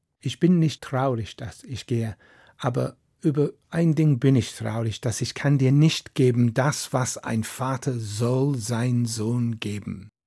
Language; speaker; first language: German; non-native, fluent; English